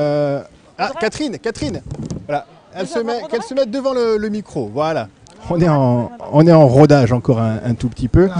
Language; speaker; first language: French; native; French